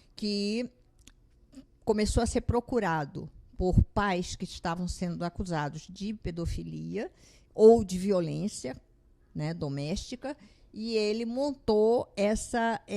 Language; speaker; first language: Portuguese; native; Portuguese